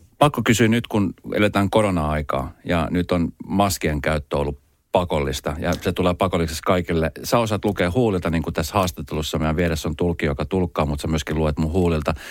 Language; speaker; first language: Finnish; native; Finnish